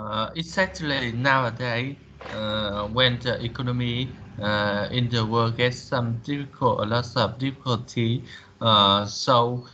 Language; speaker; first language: English; non-native, learner; Vietnamese